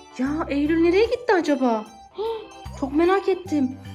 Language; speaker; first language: Turkish; native; Turkish